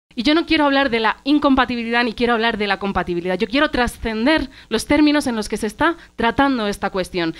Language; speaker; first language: Spanish; early bilingual, other home language; Arabic